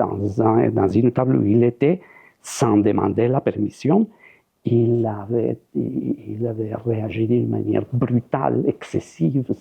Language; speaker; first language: French; non-native, fluent; Spanish